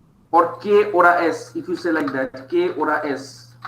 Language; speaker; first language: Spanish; non-native, fluent; Bangla